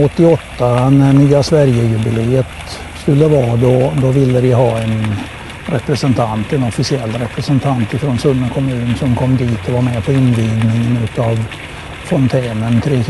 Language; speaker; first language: Swedish; native; Swedish